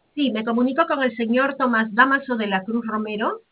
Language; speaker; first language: Spanish; native; Spanish